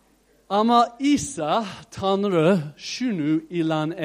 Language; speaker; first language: Turkish; non-native, fluent; English